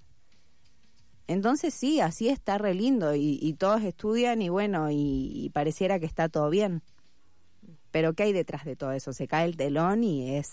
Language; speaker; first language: Spanish; native; Spanish